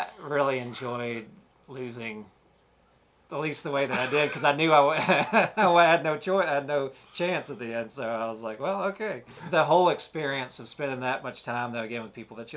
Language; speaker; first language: English; native; English